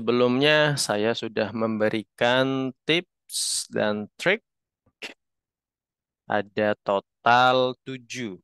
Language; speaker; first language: Indonesian; native; Indonesian